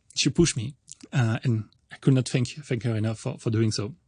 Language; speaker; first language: English; non-native, fluent; French